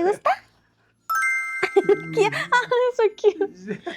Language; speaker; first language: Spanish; non-native, learner; Korean